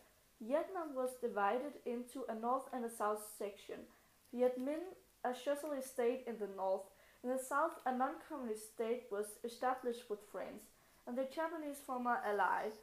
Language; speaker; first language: English; non-native, learner; Danish